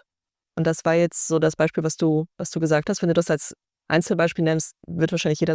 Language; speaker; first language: German; native; German